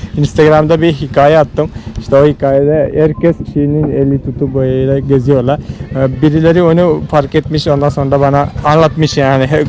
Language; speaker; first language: Turkish; non-native, fluent; Malayalam